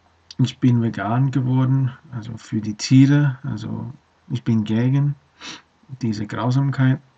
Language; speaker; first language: German; non-native, learner; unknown